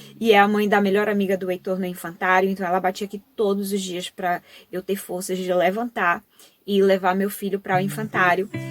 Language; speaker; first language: Portuguese; native; Portuguese